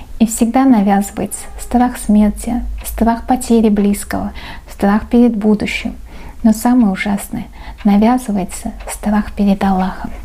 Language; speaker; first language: Russian; non-native, local second language; Uzbek